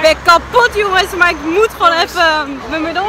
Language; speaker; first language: Dutch; native; Dutch